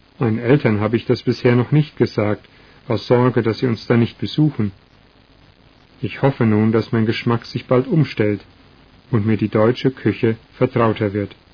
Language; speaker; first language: German; non-native, learner; Russian